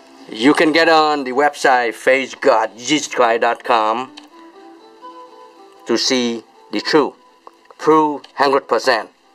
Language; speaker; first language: English; non-native, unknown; Vietnamese